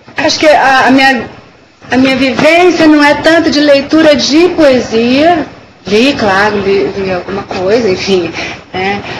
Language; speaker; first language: Portuguese; early bilingual, other home language; Spanish